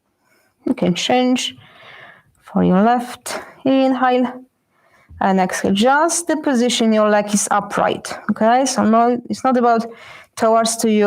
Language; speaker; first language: English; non-native, fluent; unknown